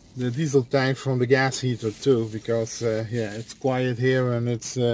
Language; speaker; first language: English; non-native, fluent; Dutch